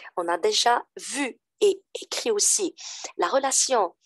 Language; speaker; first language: French; non-native, local second language; Arabic